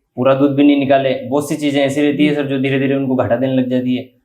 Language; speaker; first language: Hindi; native; Hindi